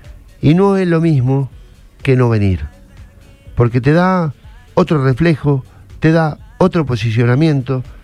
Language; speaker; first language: Spanish; native; Spanish